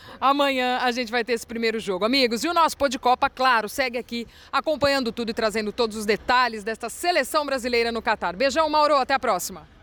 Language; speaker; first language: Portuguese; native; Portuguese